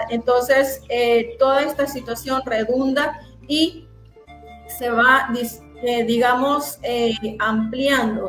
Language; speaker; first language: Spanish; native; Spanish